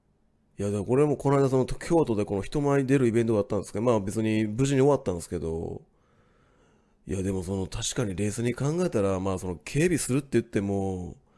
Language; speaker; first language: Japanese; native; Japanese